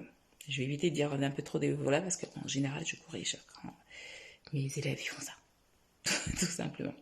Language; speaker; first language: French; native; French